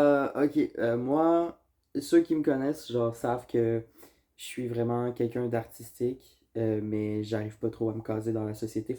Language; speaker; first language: French; native; French